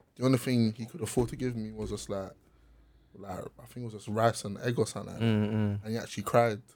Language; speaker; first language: English; native; English